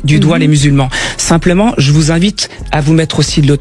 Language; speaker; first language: French; early bilingual, other home language; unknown